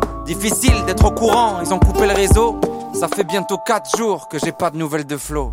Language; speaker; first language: French; native; French